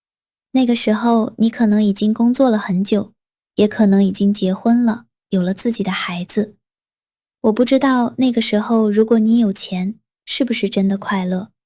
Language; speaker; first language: Chinese; non-native, fluent; Vietnamese